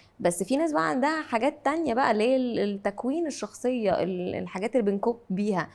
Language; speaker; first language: Arabic; native; Arabic